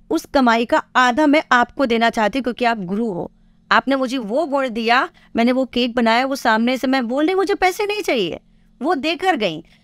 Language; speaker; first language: Hindi; native; Hindi